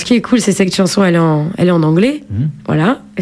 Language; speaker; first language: French; native; French